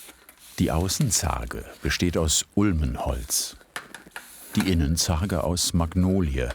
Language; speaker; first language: German; native; German